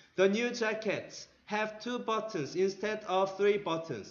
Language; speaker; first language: English; non-native, fluent; Korean